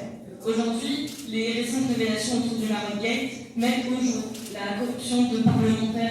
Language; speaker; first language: French; native; French